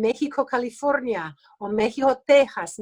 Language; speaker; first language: Spanish; early bilingual, other home language; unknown